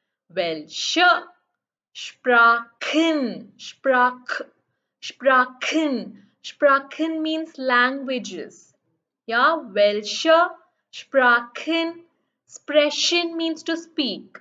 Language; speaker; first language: German; non-native, learner; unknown